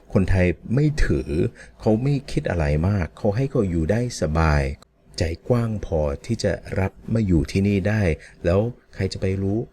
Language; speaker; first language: Thai; non-native, fluent; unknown